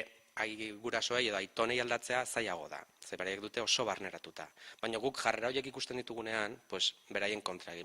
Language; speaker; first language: Basque; non-native, local second language; Spanish